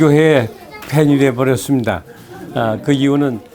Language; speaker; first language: Korean; native; Korean